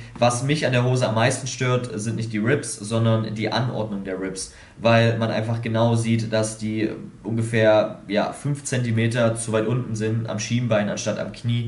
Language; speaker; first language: German; native; German